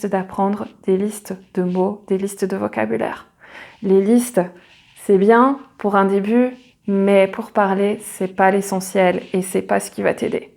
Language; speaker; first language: French; native; French